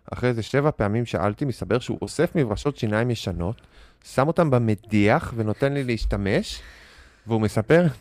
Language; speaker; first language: Hebrew; native; Hebrew